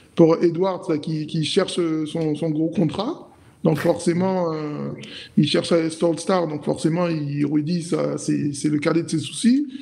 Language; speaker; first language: French; native; French